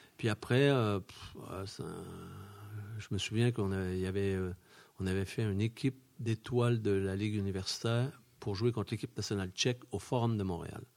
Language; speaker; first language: French; native; French